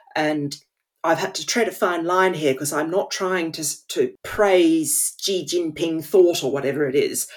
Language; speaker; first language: English; native; English